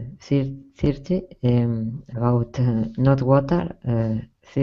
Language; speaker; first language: English; non-native, learner; Spanish